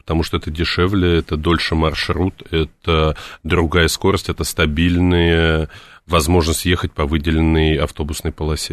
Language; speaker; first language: Russian; native; Russian